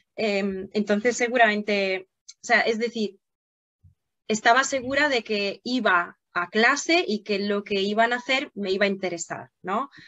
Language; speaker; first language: Spanish; non-native, fluent; Italian